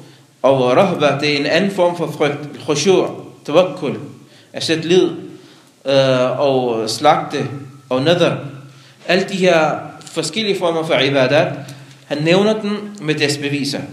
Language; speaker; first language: Danish; non-native, local second language; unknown